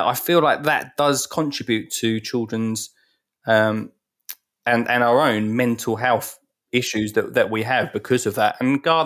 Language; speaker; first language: English; native; English